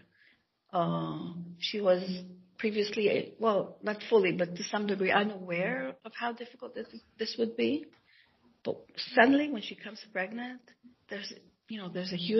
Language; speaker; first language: English; non-native, fluent; Hebrew